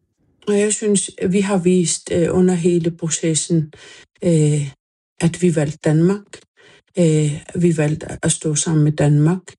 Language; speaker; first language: Danish; non-native, local second language; Kalaallisut